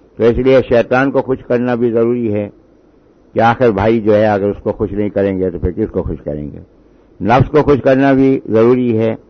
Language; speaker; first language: Urdu; native; Urdu